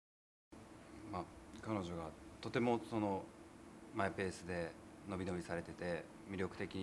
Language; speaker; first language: Japanese; native; Japanese